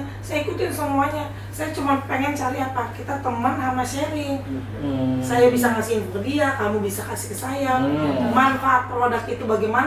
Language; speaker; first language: Indonesian; native; Indonesian